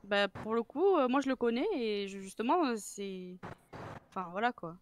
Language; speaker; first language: French; native; French